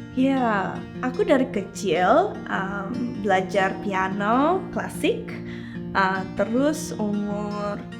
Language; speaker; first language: Indonesian; early bilingual, heritage; English